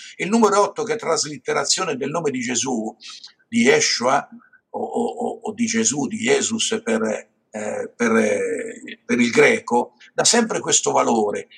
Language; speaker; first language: Italian; native; Italian